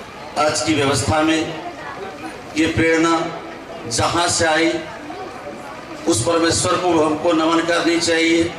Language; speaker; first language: Hindi; native; Hindi